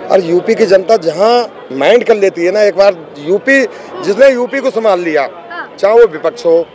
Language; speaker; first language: Hindi; native; Hindi